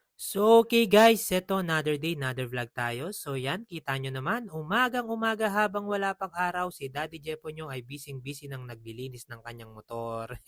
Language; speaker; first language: Filipino; non-native, local second language; Pampanga